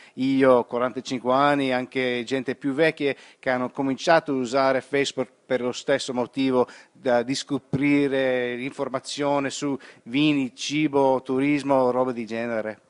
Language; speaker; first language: Italian; non-native, learner; English